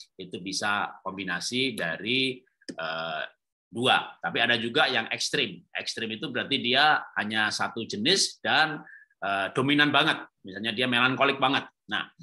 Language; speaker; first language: Indonesian; native; Indonesian